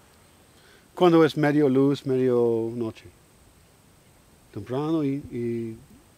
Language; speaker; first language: Spanish; non-native, learner; English